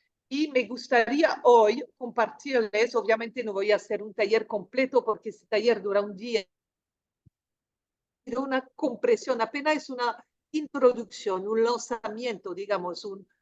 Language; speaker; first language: Spanish; non-native, fluent; French